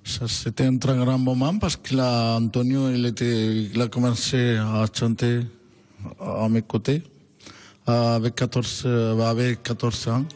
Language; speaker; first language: French; non-native, fluent; Spanish